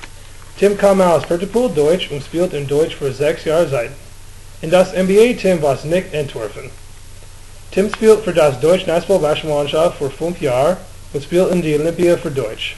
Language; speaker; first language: German; non-native, learner; English